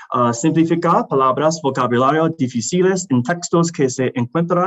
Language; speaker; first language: Spanish; non-native, learner; English